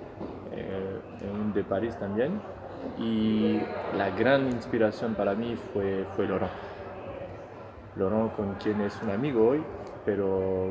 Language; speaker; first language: Spanish; non-native, fluent; French